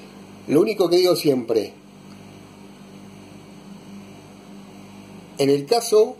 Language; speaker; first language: Spanish; native; Spanish